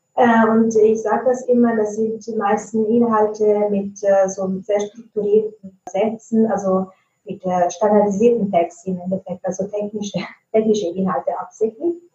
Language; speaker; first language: German; non-native, fluent; Italian